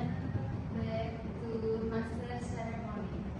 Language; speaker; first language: English; non-native, learner; Indonesian